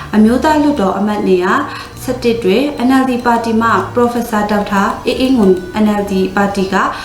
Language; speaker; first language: Burmese; non-native, local second language; Hakha Chin